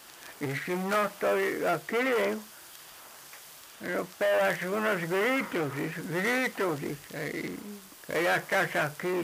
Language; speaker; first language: Spanish; non-native, local second language; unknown